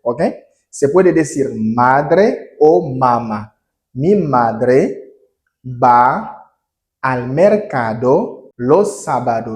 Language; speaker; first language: Spanish; non-native, learner; Haitian Creole